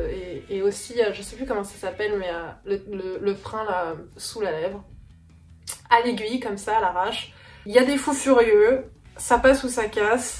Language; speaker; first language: French; native; French